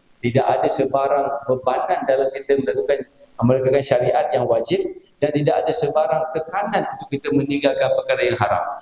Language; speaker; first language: Malay; native; Malay